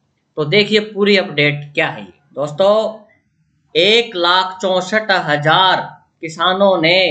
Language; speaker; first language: Hindi; native; Hindi